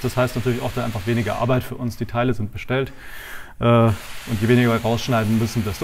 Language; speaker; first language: German; native; German